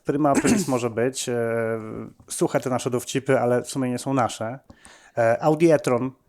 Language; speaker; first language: Polish; native; Polish